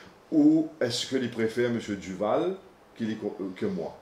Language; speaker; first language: French; non-native, local second language; Morisyen